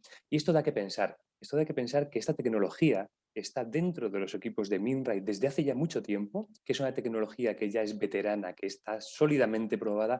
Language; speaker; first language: Spanish; native; Spanish